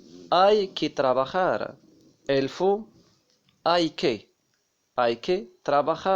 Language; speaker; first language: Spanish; non-native, fluent; Arabic